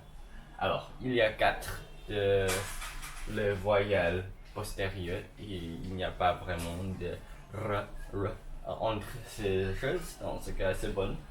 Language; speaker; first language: French; non-native, learner; English